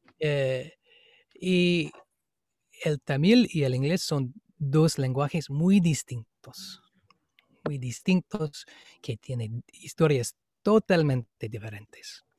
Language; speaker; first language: Spanish; non-native, fluent; English